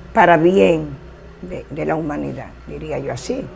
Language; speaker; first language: Spanish; native; Spanish